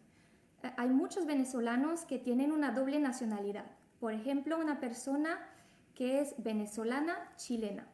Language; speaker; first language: Spanish; non-native, fluent; French